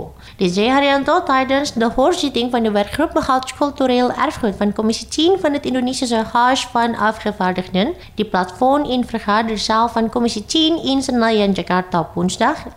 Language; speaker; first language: Dutch; non-native, fluent; Indonesian